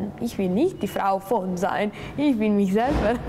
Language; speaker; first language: German; non-native, local second language; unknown